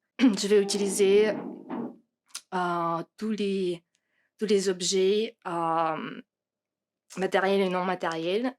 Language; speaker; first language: French; non-native, fluent; Russian